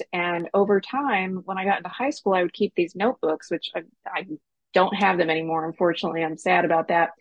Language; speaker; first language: English; native; English